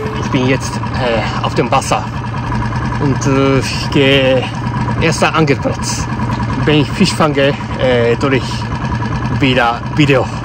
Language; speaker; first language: German; non-native, learner; Japanese